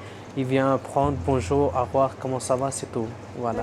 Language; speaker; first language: French; non-native, learner; Persian